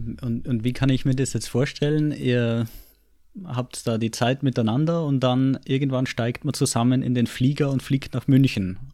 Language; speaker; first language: German; native; German